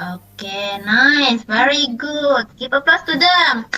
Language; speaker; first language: English; non-native, learner; Indonesian